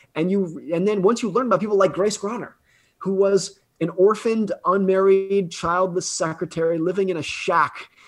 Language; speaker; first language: English; native; English